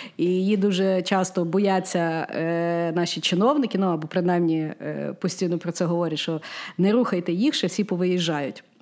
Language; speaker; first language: Ukrainian; native; Ukrainian